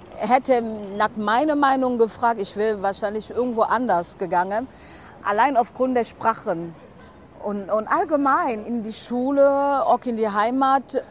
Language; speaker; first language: German; non-native, fluent; French